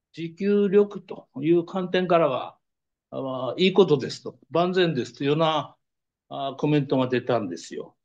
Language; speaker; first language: Japanese; native; Japanese